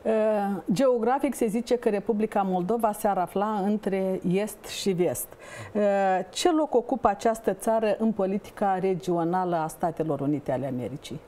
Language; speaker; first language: Romanian; native; Romanian